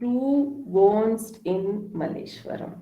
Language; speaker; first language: German; non-native, fluent; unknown